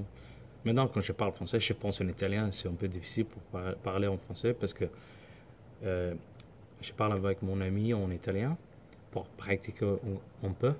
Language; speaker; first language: French; non-native, learner; Somali